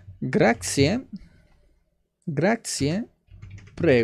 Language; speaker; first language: Italian; non-native, learner; Spanish